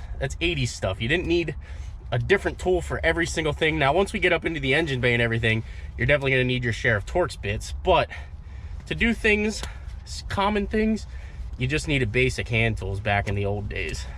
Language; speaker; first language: English; native; English